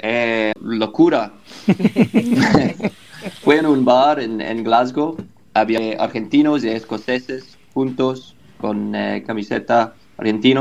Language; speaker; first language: Spanish; non-native, learner; English